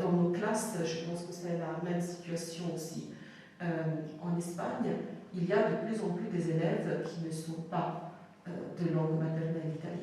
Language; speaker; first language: French; non-native, fluent; Italian